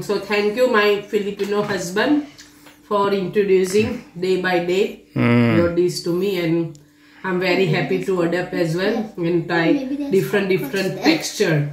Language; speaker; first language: English; non-native, local second language; Gujarati